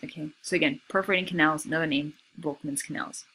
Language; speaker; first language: English; native; English